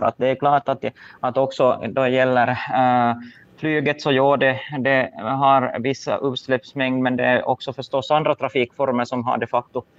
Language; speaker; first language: Swedish; native; Swedish